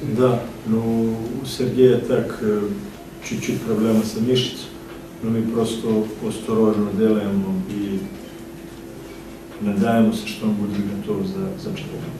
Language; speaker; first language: Russian; non-native, fluent; Serbian